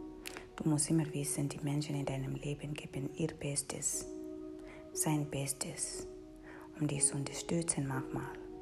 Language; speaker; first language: German; non-native, fluent; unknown